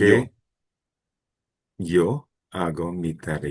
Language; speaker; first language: Spanish; non-native, learner; Filipino